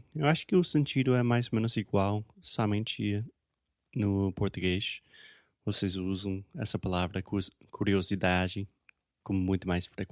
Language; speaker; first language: Portuguese; non-native, fluent; English